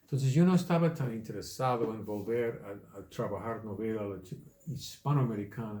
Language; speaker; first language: Spanish; non-native, fluent; English